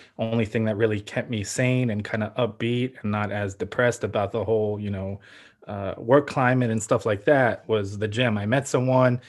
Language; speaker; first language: English; early bilingual, other home language; Ukrainian